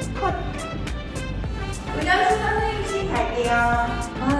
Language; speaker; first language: Korean; native; Korean